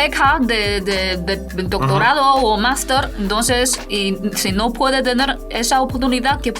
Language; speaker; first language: Spanish; non-native, fluent; Chinese